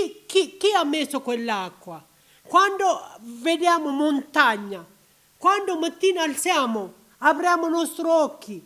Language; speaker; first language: Italian; non-native, learner; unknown